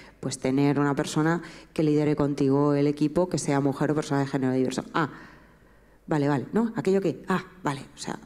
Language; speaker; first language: Spanish; native; Spanish